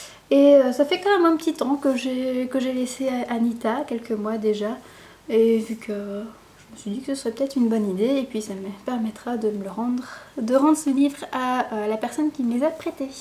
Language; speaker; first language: French; native; French